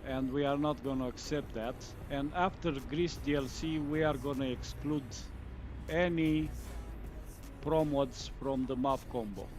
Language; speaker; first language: English; non-native, fluent; Romanian